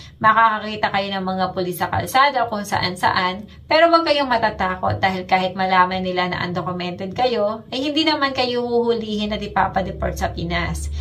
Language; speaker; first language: Filipino; native; Filipino